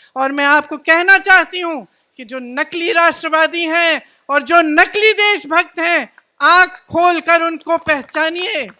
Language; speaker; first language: Hindi; native; Hindi